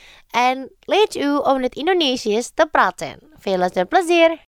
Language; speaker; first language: Dutch; non-native, fluent; Indonesian